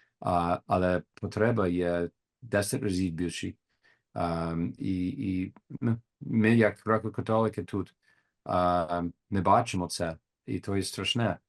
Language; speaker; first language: Ukrainian; non-native, learner; English